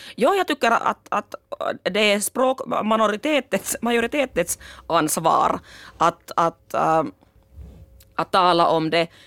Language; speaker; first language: Swedish; non-native, local second language; Finnish